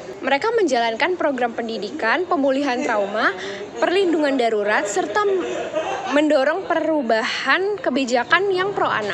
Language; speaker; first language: Indonesian; native; Indonesian